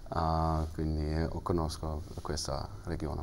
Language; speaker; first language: Italian; non-native, learner; German